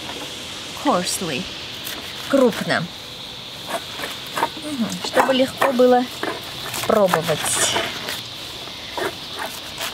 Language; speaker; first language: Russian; non-native, local second language; Armenian